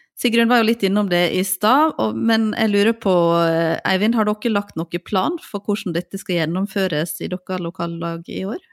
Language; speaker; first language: Norwegian; native; Norwegian